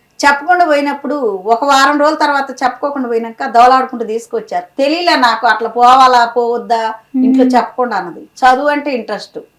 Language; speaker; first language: Telugu; native; Telugu